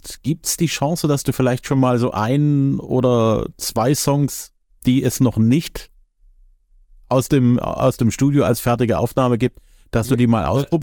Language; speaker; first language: German; native; German